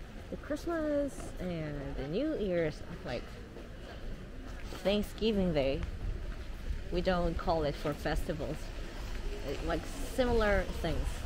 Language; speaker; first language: English; non-native, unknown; Korean